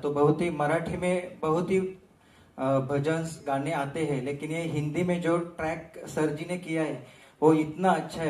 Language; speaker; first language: Hindi; non-native, local second language; Marathi